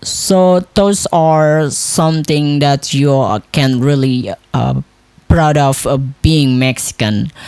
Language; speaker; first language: English; non-native, local second language; Indonesian